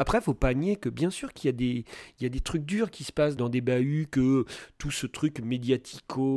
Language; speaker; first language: French; native; French